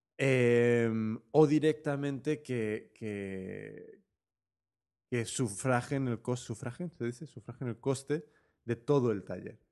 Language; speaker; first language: Spanish; native; Spanish